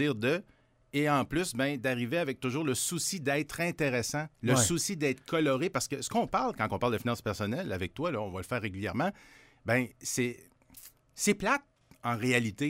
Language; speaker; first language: French; native; French